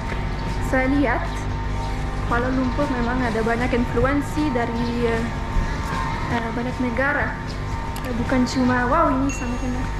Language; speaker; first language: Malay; non-native, fluent; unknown